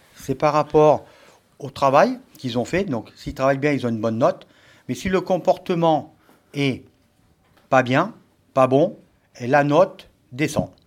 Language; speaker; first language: French; native; French